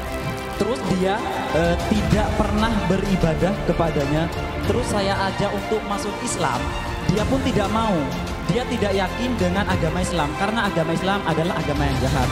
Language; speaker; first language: Indonesian; non-native, local second language; Madurese